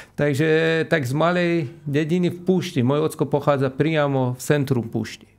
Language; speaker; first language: Slovak; non-native, fluent; Persian